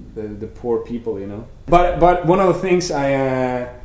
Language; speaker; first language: English; non-native, fluent; Norwegian